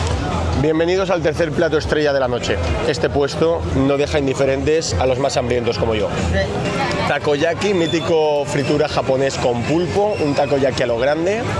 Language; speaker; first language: Spanish; native; Spanish